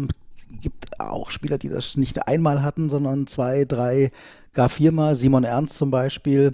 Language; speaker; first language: German; native; German